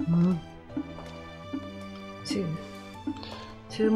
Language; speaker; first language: English; non-native, learner; Japanese